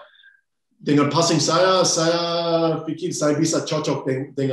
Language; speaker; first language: Indonesian; non-native, fluent; English